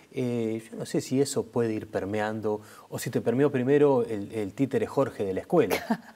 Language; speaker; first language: Spanish; native; Spanish